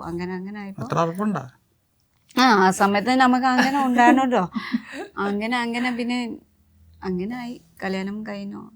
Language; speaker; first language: Malayalam; non-native, fluent; Nepali